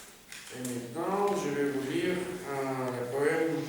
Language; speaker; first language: French; non-native, fluent; Russian